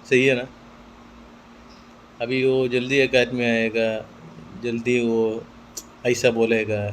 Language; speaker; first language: Hindi; non-native, local second language; Malayalam